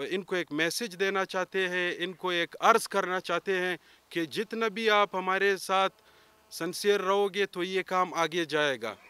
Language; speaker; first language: Urdu; non-native, local second language; Pashto